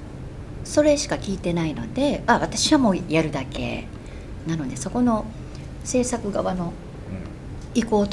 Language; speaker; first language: Japanese; native; Japanese